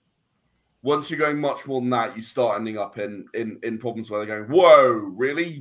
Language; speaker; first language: English; native; English